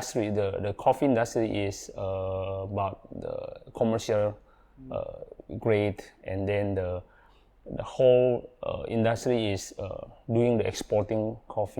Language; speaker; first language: English; non-native, learner; Indonesian